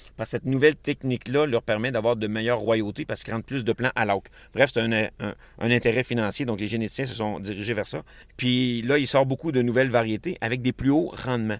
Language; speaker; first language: French; native; French